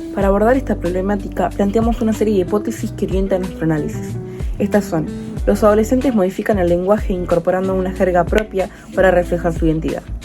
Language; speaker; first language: Spanish; native; Spanish